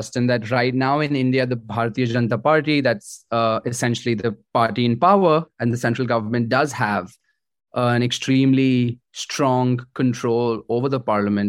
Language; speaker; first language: English; non-native, local second language; Hindi